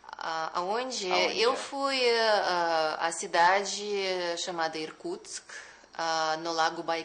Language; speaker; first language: Portuguese; non-native, fluent; Russian